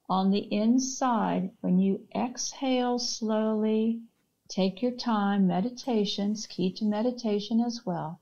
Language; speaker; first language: English; native; English